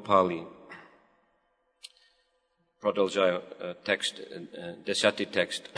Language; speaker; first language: Russian; non-native, learner; English